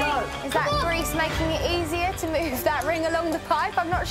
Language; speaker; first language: English; native; English